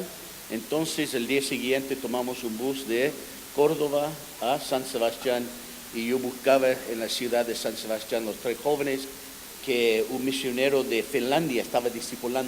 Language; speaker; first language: Spanish; non-native, fluent; English